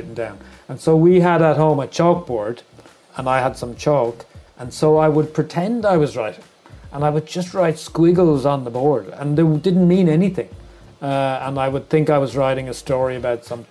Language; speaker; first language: English; native; English